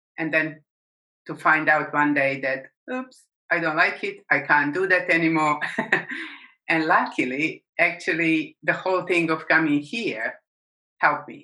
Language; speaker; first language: English; non-native, fluent; Serbian